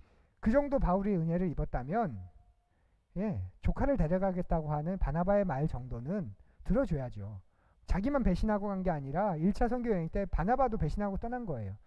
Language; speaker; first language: Korean; native; Korean